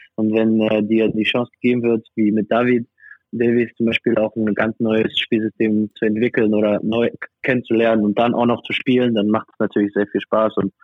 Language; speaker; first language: German; non-native, fluent; French